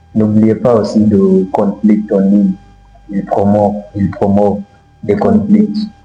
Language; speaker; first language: French; non-native, learner; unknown